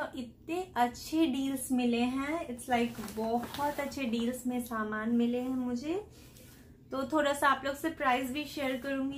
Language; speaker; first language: Hindi; native; Hindi